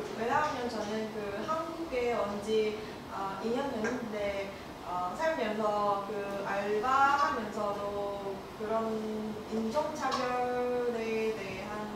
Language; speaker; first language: Korean; non-native, learner; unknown